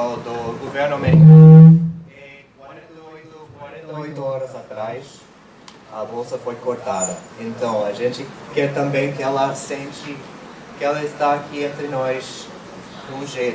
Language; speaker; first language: Portuguese; non-native, fluent; English